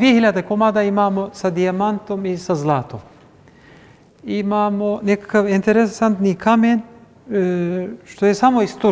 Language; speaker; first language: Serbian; early bilingual, heritage; Turkish